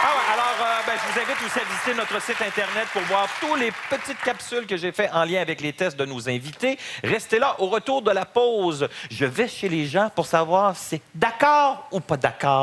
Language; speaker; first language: French; native; French